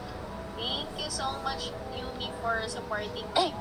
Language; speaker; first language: English; non-native, local second language; Filipino